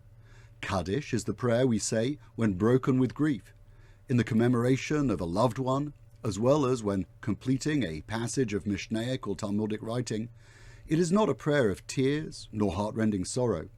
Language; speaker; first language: English; native; English